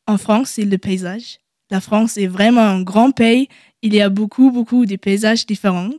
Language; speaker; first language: French; non-native, learner; German